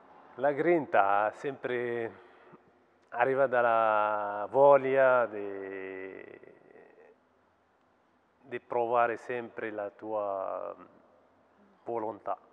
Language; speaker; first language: Italian; non-native, fluent; Arabic